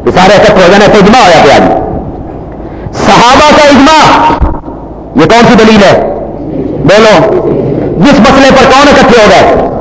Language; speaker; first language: Urdu; non-native, local second language; Punjabi